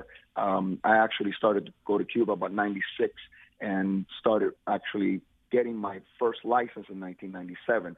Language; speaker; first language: English; native; English